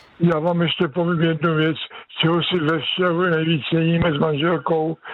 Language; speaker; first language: Czech; native; Czech